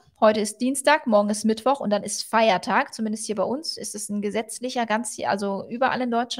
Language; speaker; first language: German; native; German